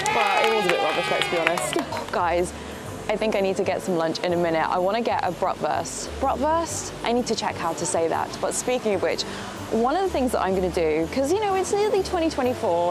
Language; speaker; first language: English; native; English